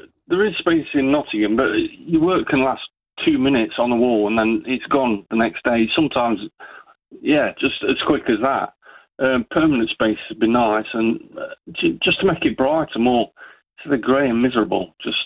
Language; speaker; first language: English; native; English